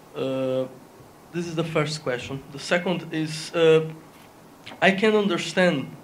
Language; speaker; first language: English; non-native, fluent; Spanish